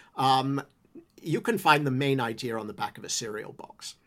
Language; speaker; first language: English; native; English